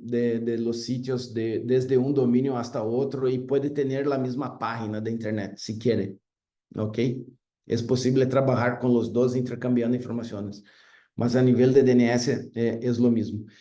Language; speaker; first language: Spanish; non-native, fluent; Portuguese